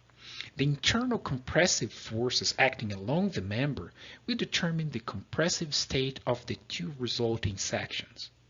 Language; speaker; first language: English; non-native, fluent; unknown